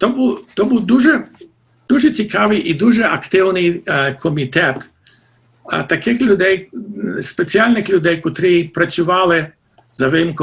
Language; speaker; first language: Ukrainian; early bilingual, heritage; Ukrainian